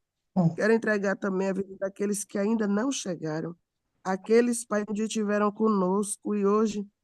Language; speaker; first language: Portuguese; native; Portuguese